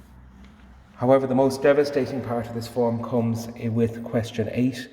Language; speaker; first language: English; native; English